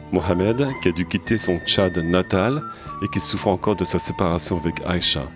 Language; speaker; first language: French; native; French